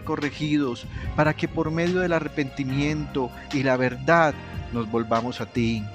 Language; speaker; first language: Spanish; native; Spanish